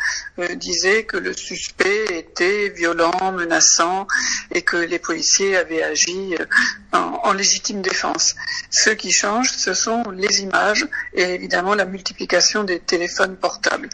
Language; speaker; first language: French; native; French